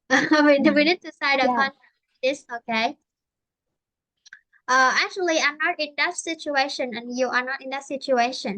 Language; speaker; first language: English; non-native, fluent; Vietnamese